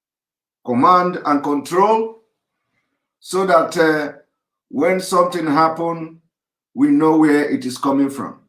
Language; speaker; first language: English; non-native, local second language; Igbo